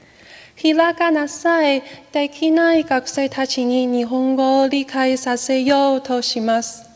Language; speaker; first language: Japanese; non-native, fluent; Chinese